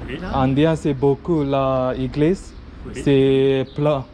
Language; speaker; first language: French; non-native, learner; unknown